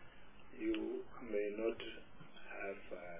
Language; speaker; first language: English; non-native, local second language; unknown